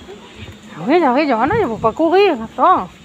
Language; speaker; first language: French; non-native, local second language; Spanish